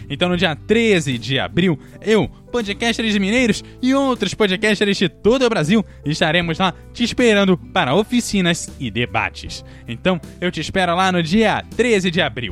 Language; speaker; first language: Portuguese; native; Portuguese